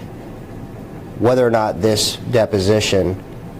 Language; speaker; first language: English; native; English